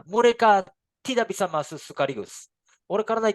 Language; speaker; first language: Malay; non-native, learner; Japanese